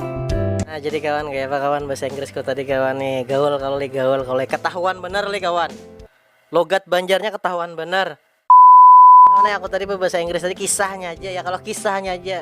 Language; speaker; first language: Indonesian; non-native, local second language; Banjar